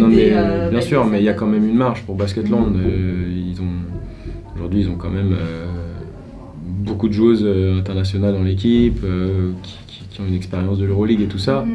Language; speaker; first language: French; native; French